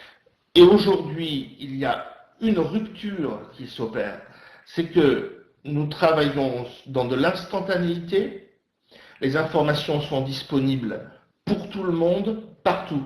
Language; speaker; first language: French; native; French